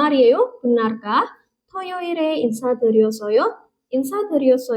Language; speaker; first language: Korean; non-native, fluent; Indonesian